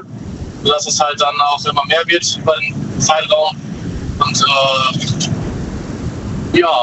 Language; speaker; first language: German; native; German